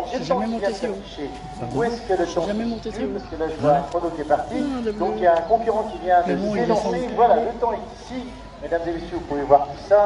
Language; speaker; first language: French; native; French